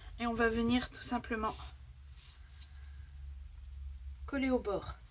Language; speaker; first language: French; native; French